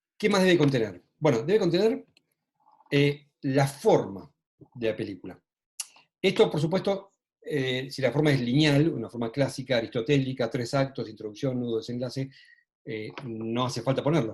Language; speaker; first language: Spanish; native; Spanish